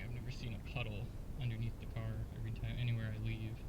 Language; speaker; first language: English; native; English